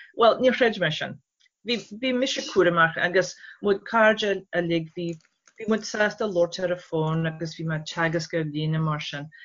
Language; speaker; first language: Irish; non-native, fluent; English